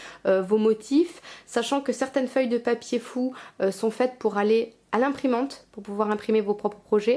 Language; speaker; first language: French; native; French